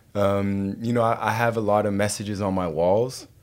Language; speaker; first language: English; native; English